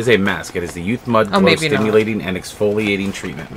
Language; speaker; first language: English; native; English